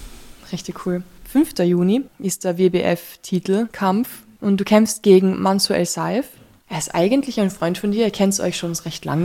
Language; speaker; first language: German; native; German